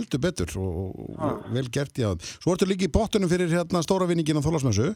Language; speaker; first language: Icelandic; native; Icelandic